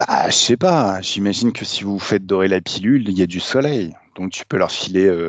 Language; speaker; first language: French; native; French